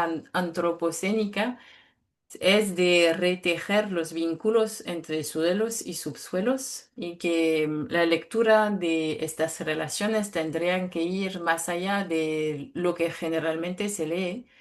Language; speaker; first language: Spanish; non-native, fluent; French